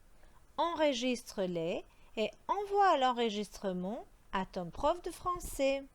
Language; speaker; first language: French; non-native, fluent; Croatian